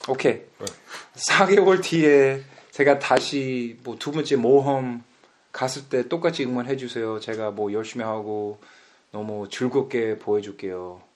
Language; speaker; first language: Korean; early bilingual, heritage; English